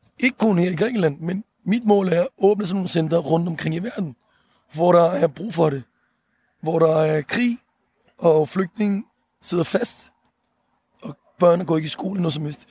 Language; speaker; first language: Danish; early bilingual, other home language; Arabic